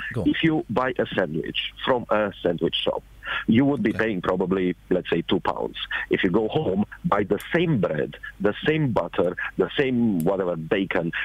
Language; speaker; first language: English; non-native, fluent; Romanian